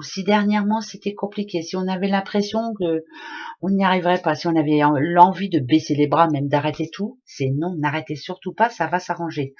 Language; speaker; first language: French; native; French